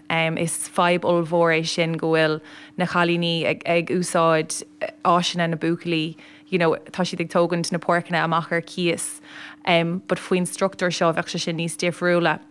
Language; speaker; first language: Irish; non-native, local second language; English